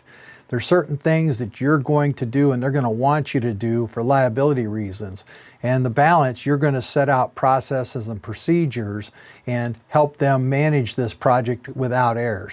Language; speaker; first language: English; native; English